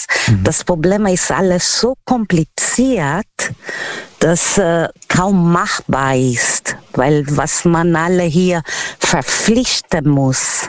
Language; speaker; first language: German; non-native, learner; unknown